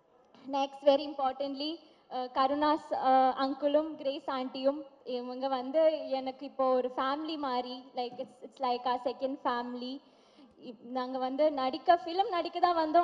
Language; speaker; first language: Tamil; non-native, learner; Malayalam